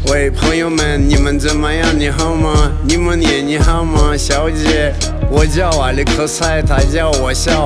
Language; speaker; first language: Chinese; non-native, learner; Russian